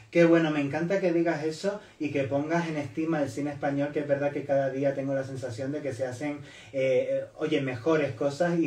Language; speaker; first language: Spanish; native; Spanish